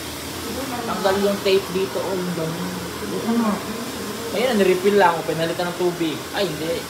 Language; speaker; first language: Filipino; native; Filipino